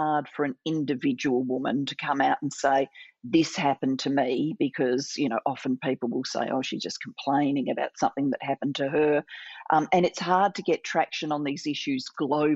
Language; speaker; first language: English; native; English